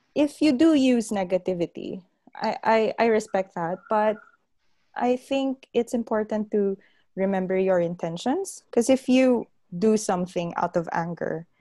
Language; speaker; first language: English; non-native, local second language; Hiligaynon